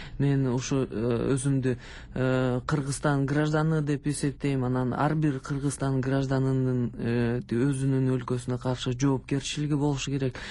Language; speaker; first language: Kyrgyz; non-native, local second language; Russian